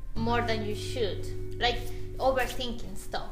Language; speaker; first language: English; non-native, fluent; Spanish